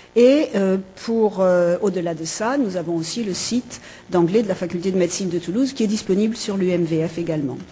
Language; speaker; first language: French; native; French